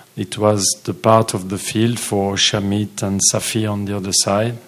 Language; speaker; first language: English; non-native, fluent; French